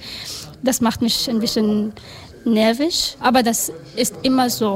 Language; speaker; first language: German; non-native, learner; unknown